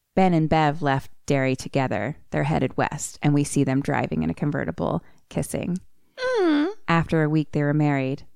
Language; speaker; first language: English; native; English